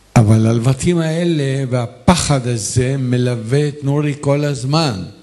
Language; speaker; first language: Hebrew; non-native, fluent; Arabic